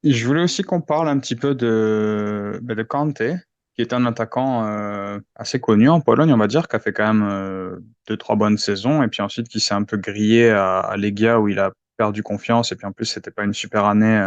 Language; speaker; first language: French; native; French